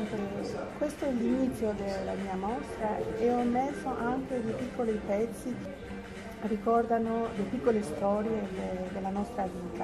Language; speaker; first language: Italian; non-native, fluent; Albanian